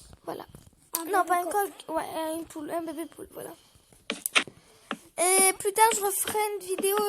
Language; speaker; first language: French; native; French